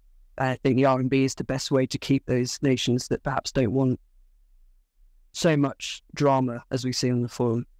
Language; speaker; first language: English; native; English